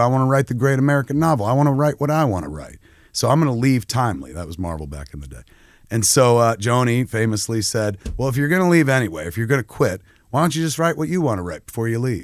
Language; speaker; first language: English; native; English